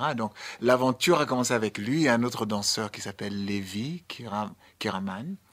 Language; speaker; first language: French; non-native, fluent; English